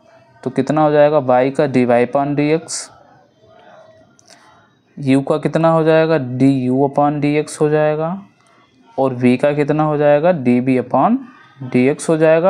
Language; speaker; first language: Hindi; native; Hindi